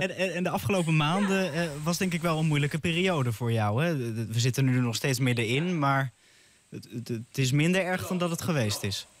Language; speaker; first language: Dutch; native; Dutch